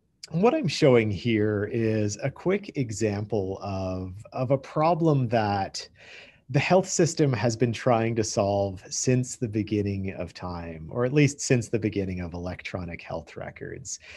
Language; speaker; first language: English; native; English